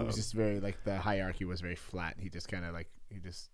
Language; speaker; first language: English; native; English